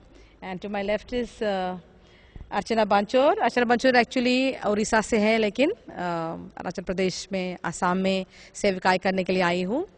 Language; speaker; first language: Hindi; non-native, local second language; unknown